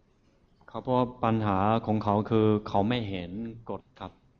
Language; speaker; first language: Thai; non-native, fluent; Chinese